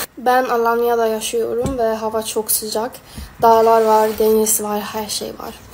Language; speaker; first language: Turkish; non-native, fluent; Swedish